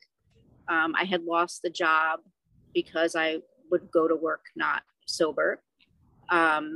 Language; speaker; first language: English; native; English